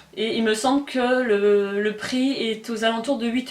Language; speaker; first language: French; native; French